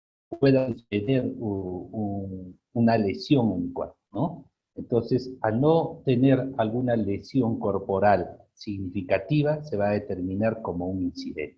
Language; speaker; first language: Spanish; native; Spanish